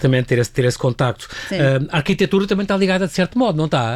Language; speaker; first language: Portuguese; native; Portuguese